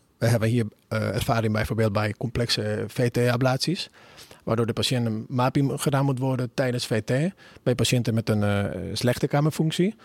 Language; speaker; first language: Dutch; non-native, fluent; Spanish